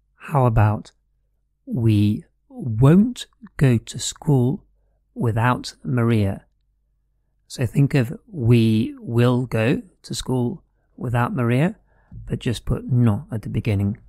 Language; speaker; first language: English; native; English